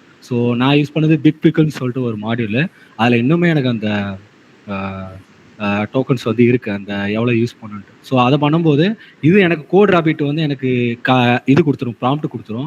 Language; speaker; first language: Tamil; native; Tamil